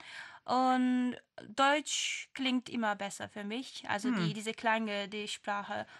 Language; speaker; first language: German; non-native, fluent; Turkish